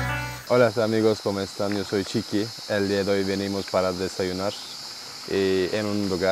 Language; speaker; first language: Spanish; non-native, learner; Turkish